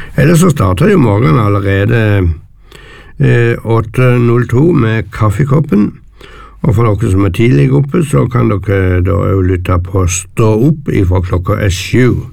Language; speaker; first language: Norwegian; native; Norwegian